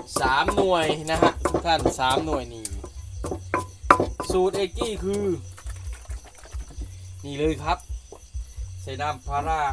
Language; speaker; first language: Thai; native; Thai